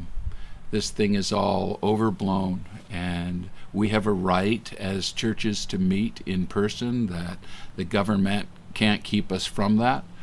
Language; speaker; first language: English; native; English